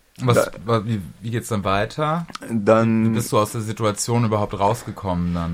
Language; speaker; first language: German; native; German